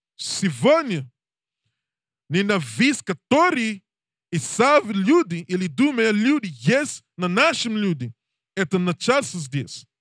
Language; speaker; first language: Russian; non-native, learner; English